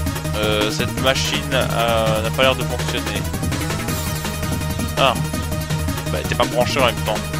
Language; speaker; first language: French; native; French